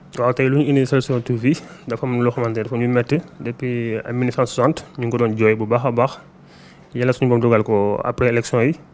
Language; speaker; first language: Wolof; non-native, local second language; Soninke